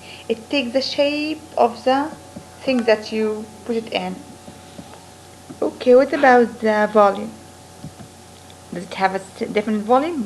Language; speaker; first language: English; non-native, fluent; Arabic